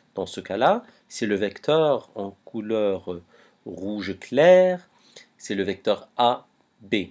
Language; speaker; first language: French; non-native, local second language; Arabic